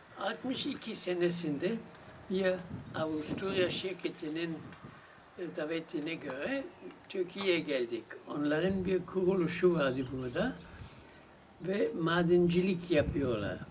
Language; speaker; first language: Turkish; non-native, fluent; German